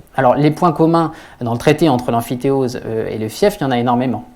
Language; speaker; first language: French; native; French